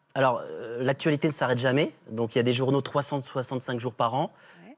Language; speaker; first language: French; native; French